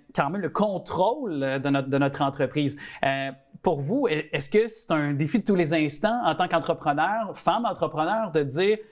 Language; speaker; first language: French; native; French